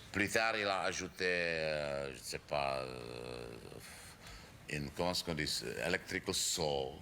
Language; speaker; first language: French; non-native, fluent; Czech